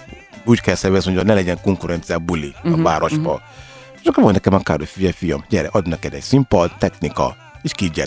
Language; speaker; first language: Hungarian; non-native, learner; Yoruba